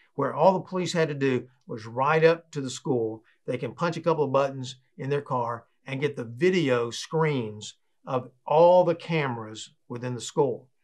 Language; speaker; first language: English; native; English